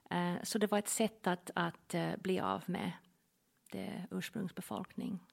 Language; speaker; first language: Swedish; non-native, fluent; English